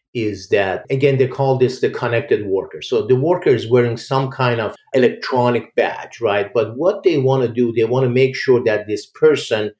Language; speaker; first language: English; early bilingual, other home language; Persian